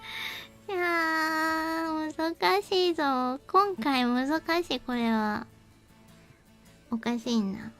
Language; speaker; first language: Japanese; native; Japanese